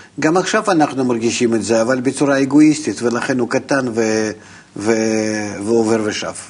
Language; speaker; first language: Hebrew; non-native, fluent; Russian